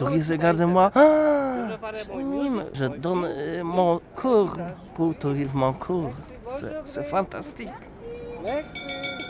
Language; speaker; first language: French; non-native, learner; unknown